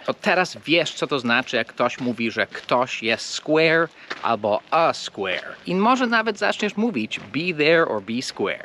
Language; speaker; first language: Polish; non-native, fluent; English